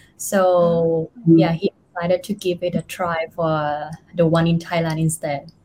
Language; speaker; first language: English; non-native, fluent; Thai